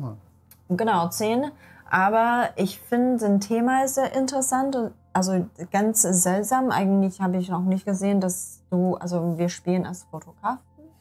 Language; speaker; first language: German; non-native, learner; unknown